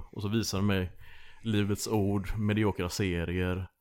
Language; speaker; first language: Swedish; native; Swedish